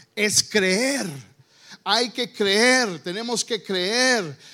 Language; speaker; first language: Spanish; early bilingual, heritage; Spanish